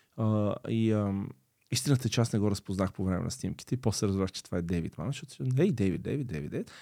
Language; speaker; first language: Bulgarian; early bilingual, other home language; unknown